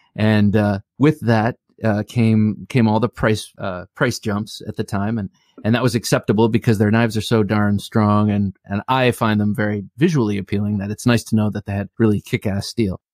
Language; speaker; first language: English; native; English